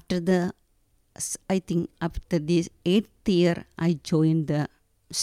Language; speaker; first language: English; non-native, local second language; Malayalam